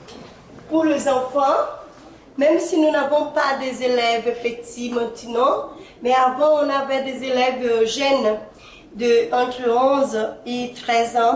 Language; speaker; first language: French; non-native, fluent; Portuguese